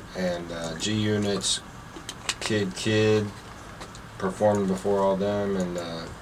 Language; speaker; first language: English; native; English